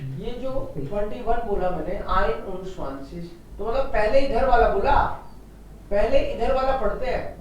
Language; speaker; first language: Hindi; native; Hindi